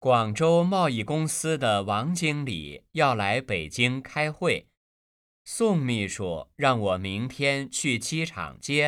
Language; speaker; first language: Chinese; native; Chinese